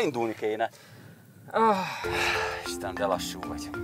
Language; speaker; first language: Hungarian; native; Hungarian